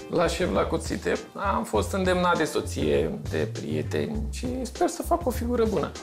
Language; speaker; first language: Romanian; native; Romanian